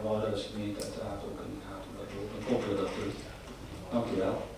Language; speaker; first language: Dutch; native; Dutch